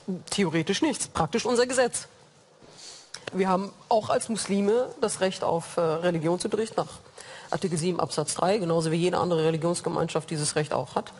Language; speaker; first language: German; early bilingual, other home language; Arabic